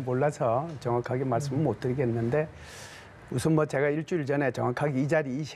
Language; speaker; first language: Korean; native; Korean